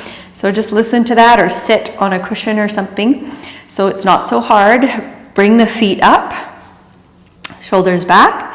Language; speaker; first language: English; native; English